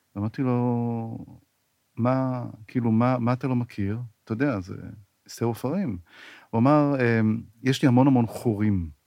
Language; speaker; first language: Hebrew; native; Hebrew